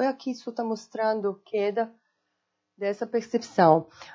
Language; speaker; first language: Portuguese; non-native, fluent; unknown